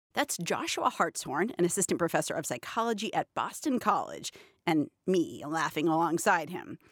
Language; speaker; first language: English; native; English